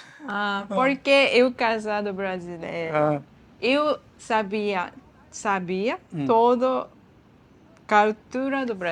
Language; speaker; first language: Portuguese; non-native, learner; Japanese